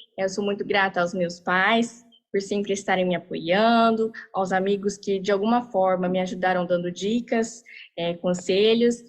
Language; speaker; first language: Portuguese; early bilingual, heritage; Portuguese